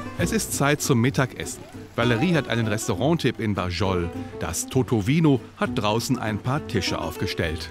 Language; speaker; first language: German; native; German